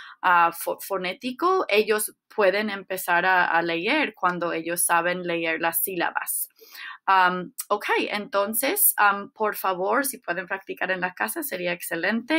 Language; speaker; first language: Spanish; non-native, fluent; English